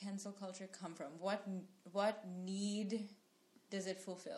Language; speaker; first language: English; non-native, local second language; Sinhala